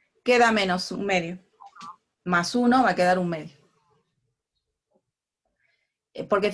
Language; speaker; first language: Spanish; native; Spanish